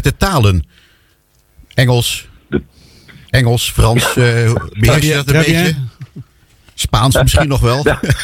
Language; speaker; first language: Dutch; native; Dutch